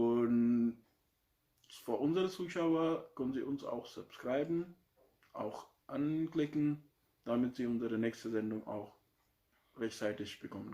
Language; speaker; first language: German; non-native, learner; Urdu